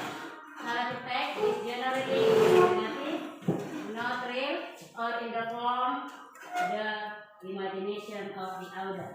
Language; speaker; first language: English; non-native, learner; Indonesian